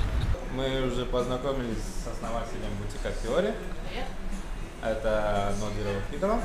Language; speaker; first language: Russian; non-native, local second language; Uzbek